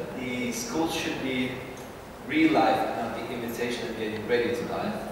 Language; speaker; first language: English; non-native, fluent; Lithuanian